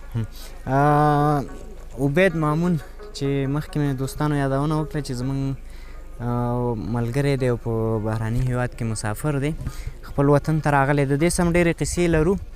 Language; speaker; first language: Pashto; native; Pashto